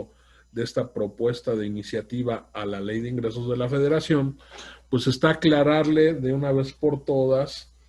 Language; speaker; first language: Spanish; native; Spanish